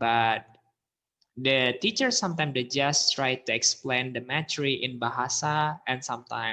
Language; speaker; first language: English; non-native, fluent; Indonesian